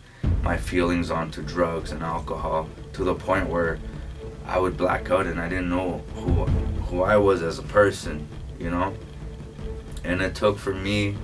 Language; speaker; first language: English; early bilingual, other home language; Spanish